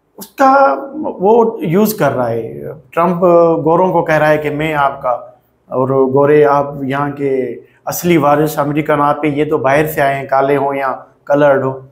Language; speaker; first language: Urdu; non-native, local second language; Sindhi